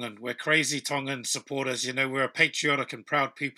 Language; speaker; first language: English; native; English